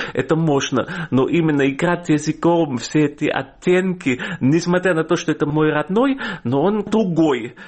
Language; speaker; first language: Russian; non-native, fluent; German